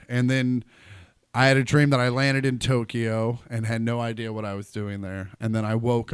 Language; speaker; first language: English; native; English